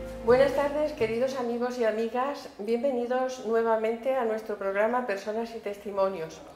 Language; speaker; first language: Spanish; native; Spanish